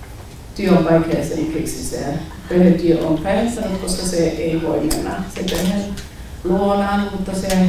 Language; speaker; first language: Finnish; non-native, learner; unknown